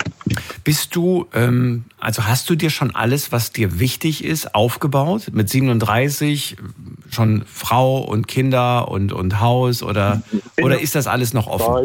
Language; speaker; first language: German; native; German